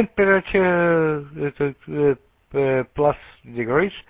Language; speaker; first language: English; non-native, learner; Russian